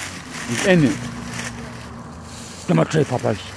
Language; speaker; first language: English; native; English